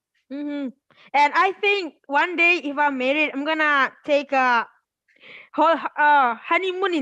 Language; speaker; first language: English; non-native, learner; Indonesian